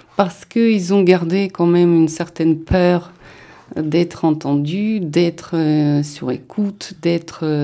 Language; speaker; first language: French; non-native, fluent; Russian